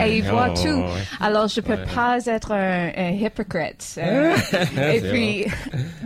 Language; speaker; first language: French; non-native, fluent; English